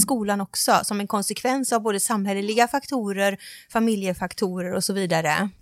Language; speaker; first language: Swedish; native; Swedish